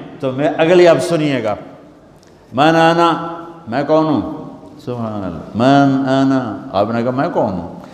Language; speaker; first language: Urdu; non-native, local second language; Punjabi